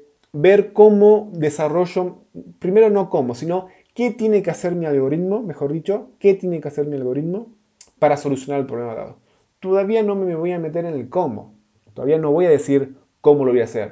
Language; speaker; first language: Spanish; native; Spanish